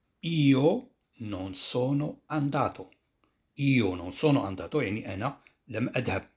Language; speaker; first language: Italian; non-native, fluent; Arabic